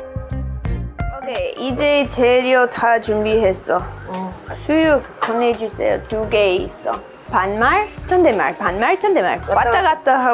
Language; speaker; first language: Korean; non-native, learner; English